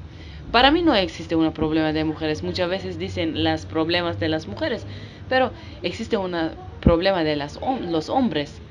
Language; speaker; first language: Spanish; non-native, learner; Kurdish